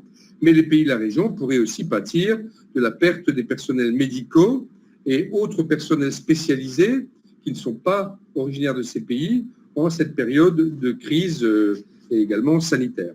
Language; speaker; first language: French; native; French